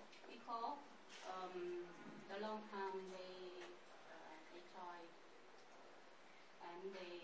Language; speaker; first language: English; non-native, learner; Vietnamese